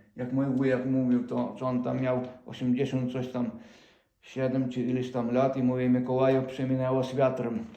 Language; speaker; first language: Polish; non-native, fluent; Ukrainian